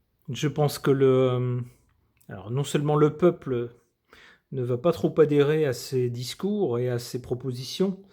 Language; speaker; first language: French; native; French